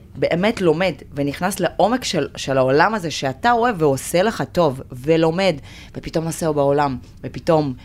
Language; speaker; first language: Hebrew; non-native, fluent; Russian